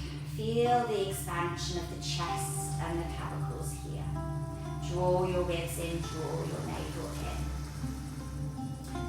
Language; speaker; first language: English; native; English